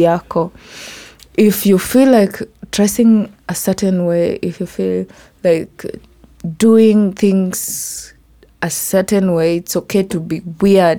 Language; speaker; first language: English; non-native, local second language; Meru